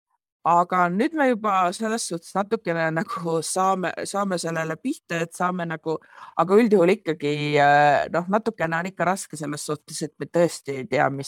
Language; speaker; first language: Estonian; native; Estonian